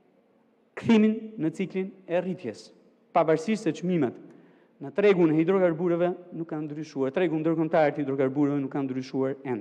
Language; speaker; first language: Albanian; native; Albanian